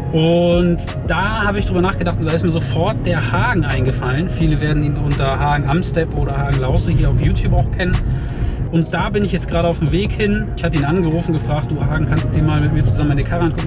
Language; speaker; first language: German; native; German